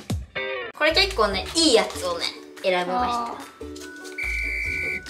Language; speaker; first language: Japanese; native; Japanese